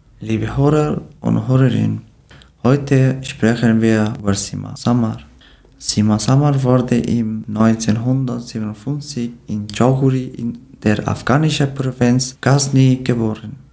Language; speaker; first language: German; non-native, learner; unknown